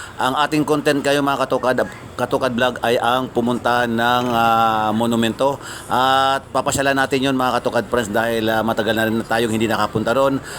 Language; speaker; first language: Filipino; native; Filipino